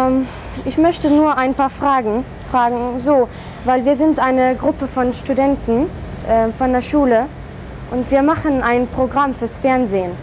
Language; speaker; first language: German; non-native, fluent; Arabic